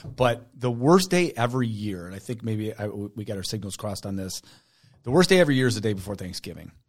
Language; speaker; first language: English; native; English